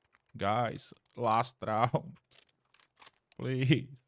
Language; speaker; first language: English; non-native, learner; Czech